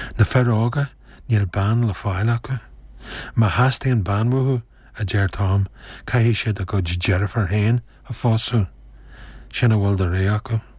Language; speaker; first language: Irish; native; Irish